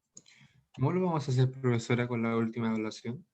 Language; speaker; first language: Spanish; native; Spanish